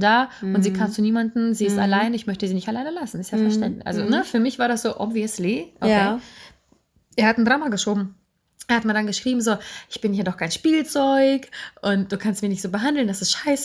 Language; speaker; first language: German; native; German